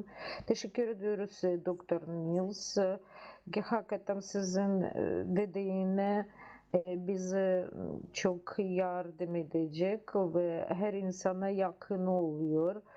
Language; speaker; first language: Turkish; non-native, learner; Russian